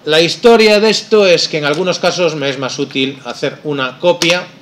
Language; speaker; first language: Spanish; non-native, local second language; Galician